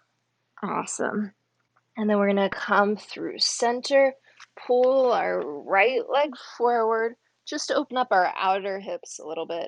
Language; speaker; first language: English; native; English